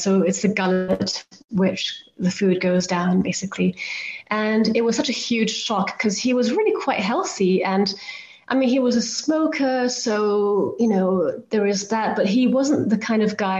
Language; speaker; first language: English; native; English